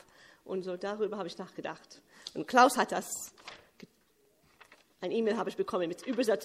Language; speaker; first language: German; early bilingual, heritage; English